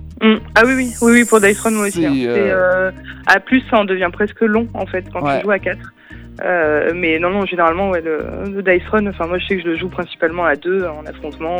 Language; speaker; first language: French; native; French